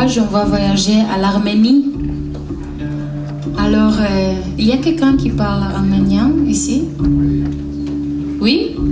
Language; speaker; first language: French; non-native, learner; Hebrew